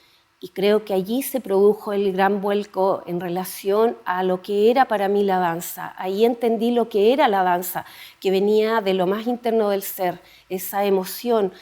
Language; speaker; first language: Spanish; native; Spanish